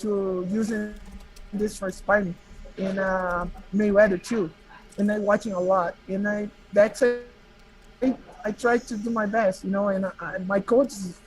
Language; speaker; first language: English; non-native, learner; Portuguese